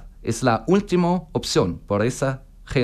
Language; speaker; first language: Spanish; non-native, learner; German